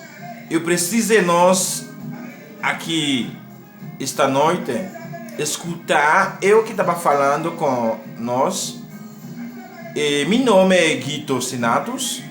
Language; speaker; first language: Portuguese; non-native, learner; Haitian Creole